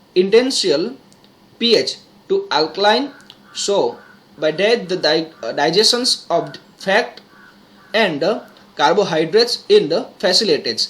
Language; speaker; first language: English; non-native, local second language; Gujarati